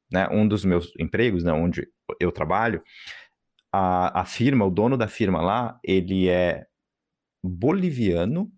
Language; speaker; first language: Portuguese; native; Portuguese